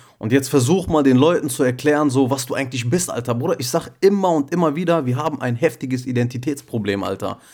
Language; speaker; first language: German; early bilingual, other home language; Turkish